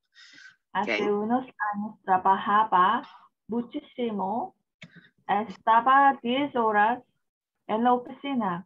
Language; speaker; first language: Spanish; non-native, learner; Korean